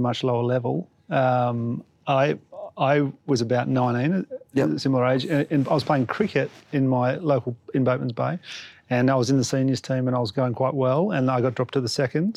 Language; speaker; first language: English; native; English